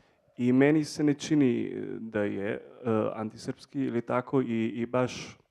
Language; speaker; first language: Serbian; early bilingual, heritage; Serbian